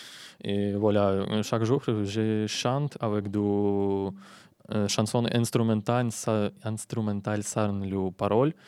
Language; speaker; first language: French; non-native, learner; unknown